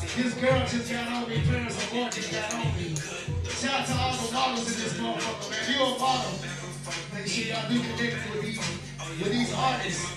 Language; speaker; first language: English; native; English